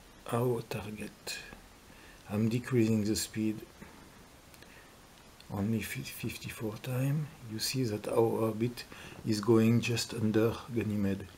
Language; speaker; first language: English; non-native, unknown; French